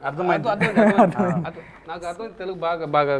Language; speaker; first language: Telugu; non-native, learner; Tamil